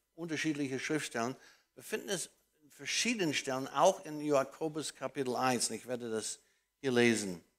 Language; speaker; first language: German; non-native, fluent; English